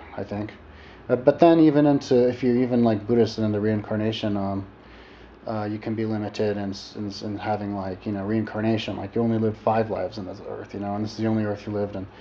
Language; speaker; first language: English; native; English